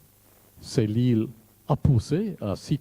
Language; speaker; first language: French; non-native, fluent; English